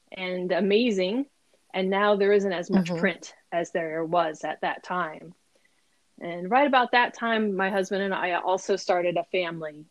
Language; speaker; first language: English; native; English